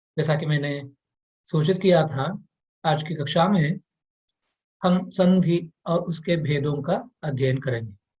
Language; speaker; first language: Hindi; non-native, local second language; Kannada